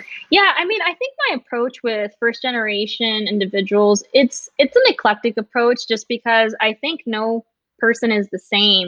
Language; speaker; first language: English; early bilingual, other home language; Spanish